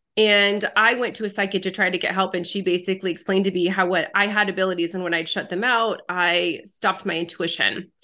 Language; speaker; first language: English; early bilingual, other home language; French